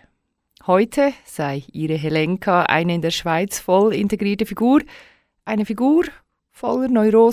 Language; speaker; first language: German; native; German